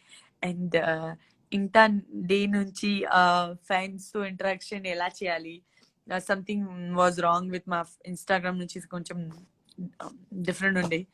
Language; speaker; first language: Telugu; non-native, learner; Gujarati